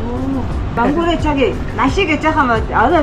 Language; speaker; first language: Korean; non-native, fluent; Mongolian